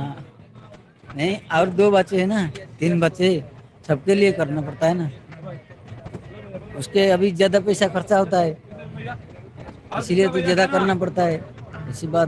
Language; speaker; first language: Hindi; non-native, local second language; Odia